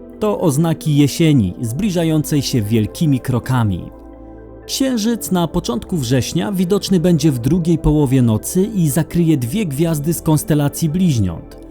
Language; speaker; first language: Polish; native; Polish